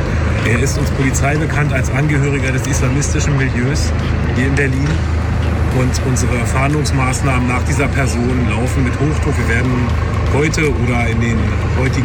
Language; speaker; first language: German; native; German